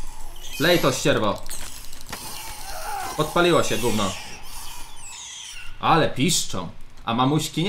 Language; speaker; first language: Polish; native; Polish